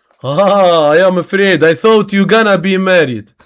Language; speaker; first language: English; non-native, learner; Arabic